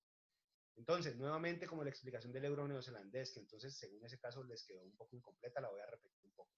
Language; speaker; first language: Spanish; native; Spanish